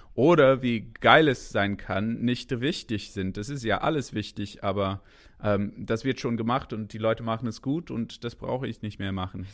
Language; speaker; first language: German; non-native, fluent; English